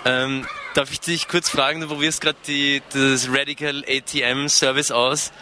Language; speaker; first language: German; native; German